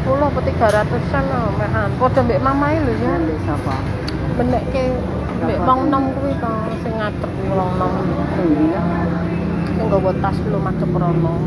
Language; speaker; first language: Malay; non-native, local second language; Javanese